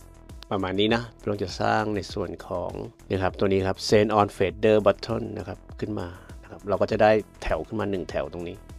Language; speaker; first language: Thai; native; Thai